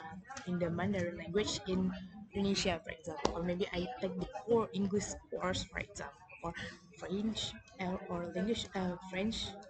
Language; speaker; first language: English; non-native, learner; Indonesian